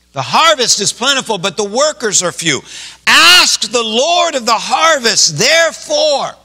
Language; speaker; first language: English; native; English